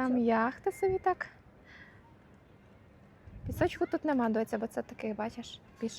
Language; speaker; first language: Ukrainian; native; Ukrainian